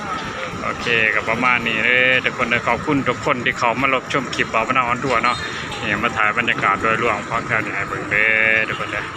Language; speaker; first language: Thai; non-native, local second language; Lao